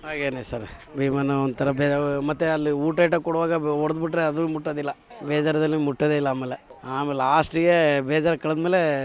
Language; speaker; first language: Kannada; non-native, local second language; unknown